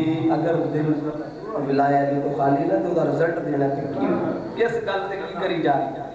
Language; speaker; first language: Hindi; non-native, local second language; Punjabi